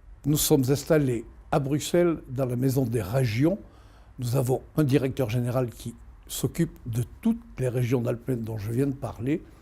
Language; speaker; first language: French; native; French